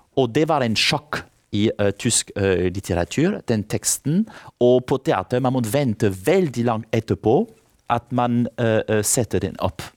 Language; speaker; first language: Norwegian; non-native, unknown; French